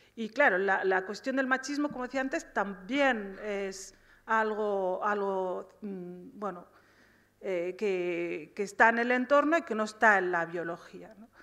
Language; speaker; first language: Spanish; early bilingual, other home language; Riffian